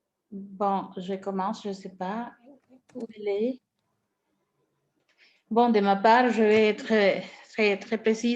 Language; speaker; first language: French; non-native, fluent; Spanish